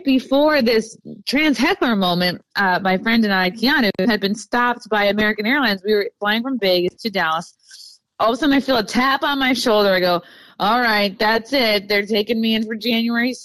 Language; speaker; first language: English; native; English